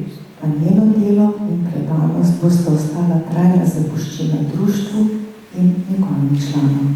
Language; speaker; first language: Slovenian; native; Slovenian